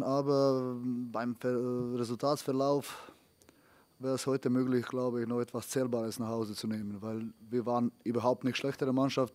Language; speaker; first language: German; non-native, fluent; Croatian